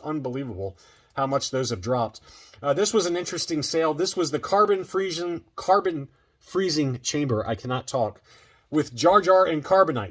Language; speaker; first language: English; native; English